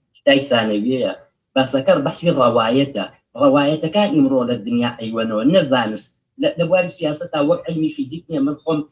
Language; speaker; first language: Central Kurdish; native; Central Kurdish